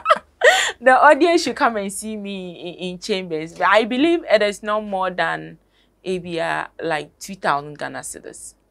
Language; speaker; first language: English; non-native, local second language; Akan